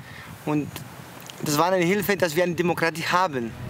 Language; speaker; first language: German; non-native, fluent; Greek